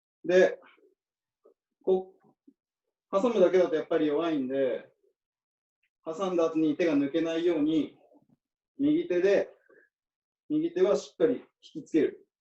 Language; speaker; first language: Japanese; native; Japanese